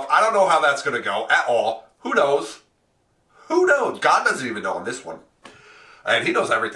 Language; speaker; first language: English; native; English